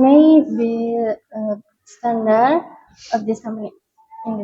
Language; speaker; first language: English; non-native, learner; Indonesian